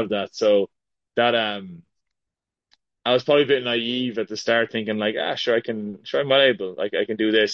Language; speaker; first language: English; native; English